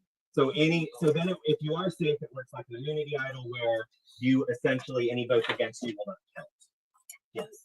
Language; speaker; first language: English; native; English